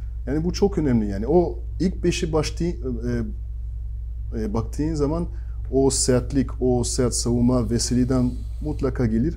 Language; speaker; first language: Turkish; non-native, fluent; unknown